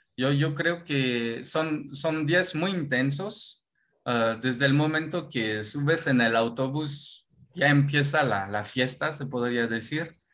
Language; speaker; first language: Spanish; non-native, fluent; French